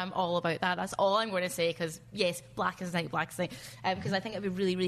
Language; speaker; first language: English; native; English